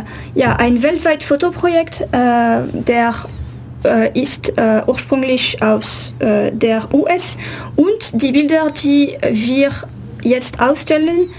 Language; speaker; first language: German; non-native, fluent; French